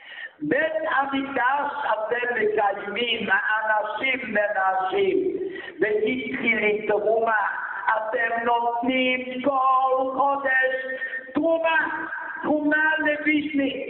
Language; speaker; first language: Hebrew; non-native, fluent; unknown